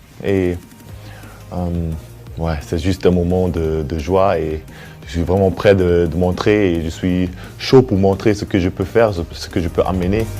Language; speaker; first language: French; early bilingual, heritage; German